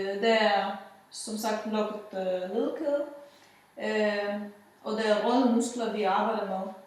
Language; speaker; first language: Danish; non-native, fluent; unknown